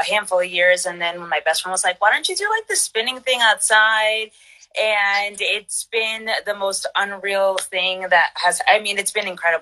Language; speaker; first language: English; native; English